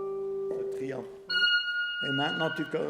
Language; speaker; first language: French; non-native, fluent; Swiss German